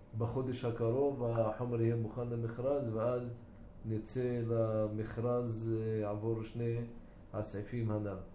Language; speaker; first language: Hebrew; non-native, local second language; Arabic